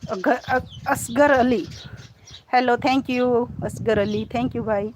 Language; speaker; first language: Hindi; non-native, local second language; Gujarati